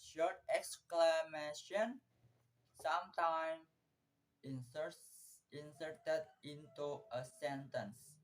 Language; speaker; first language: English; non-native, learner; Indonesian